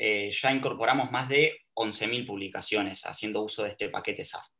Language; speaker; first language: Spanish; native; Spanish